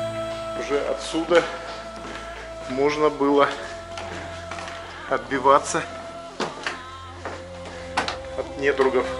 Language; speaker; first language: Russian; native; Russian